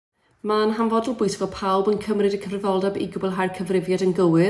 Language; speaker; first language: Welsh; native; Welsh